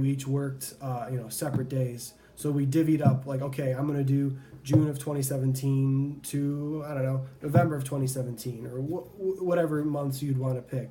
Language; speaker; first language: English; native; English